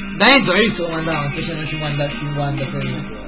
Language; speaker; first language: Italian; native; Italian